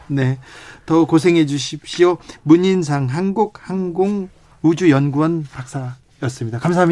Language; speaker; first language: Korean; native; Korean